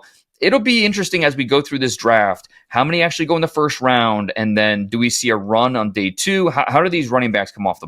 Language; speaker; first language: English; native; English